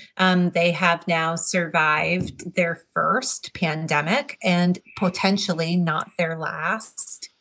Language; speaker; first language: English; native; English